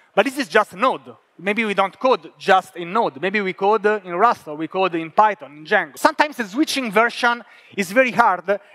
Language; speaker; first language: English; non-native, fluent; Italian